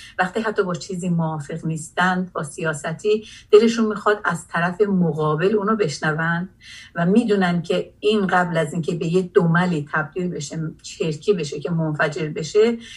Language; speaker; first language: Persian; non-native, local second language; Azerbaijani